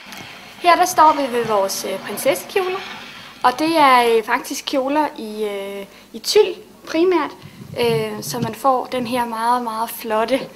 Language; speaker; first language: Danish; native; Danish